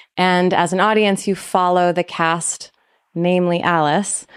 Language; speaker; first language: English; native; English